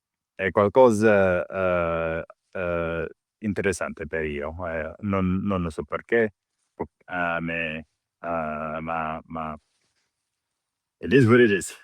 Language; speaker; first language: Italian; non-native, learner; English